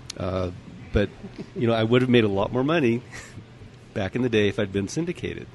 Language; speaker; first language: English; native; English